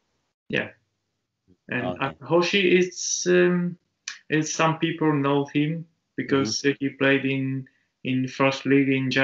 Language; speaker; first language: English; non-native, learner; Japanese